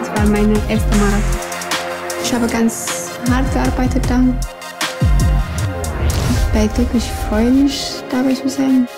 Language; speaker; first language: German; non-native, learner; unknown